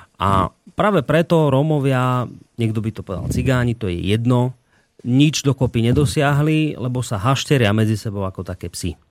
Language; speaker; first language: Slovak; native; Slovak